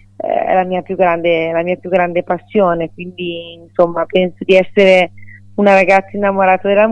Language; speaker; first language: Italian; native; Italian